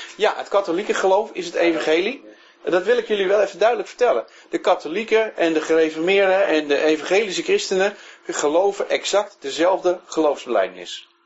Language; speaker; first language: Dutch; native; Dutch